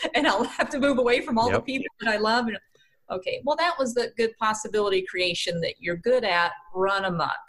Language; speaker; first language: English; native; English